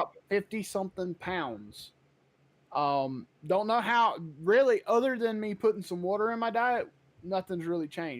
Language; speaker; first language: English; native; English